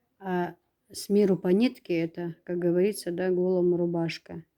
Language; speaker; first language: Russian; native; Russian